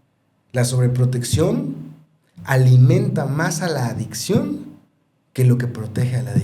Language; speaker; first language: Spanish; native; Spanish